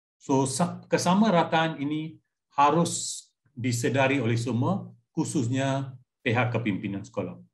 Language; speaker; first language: Malay; non-native, local second language; Punjabi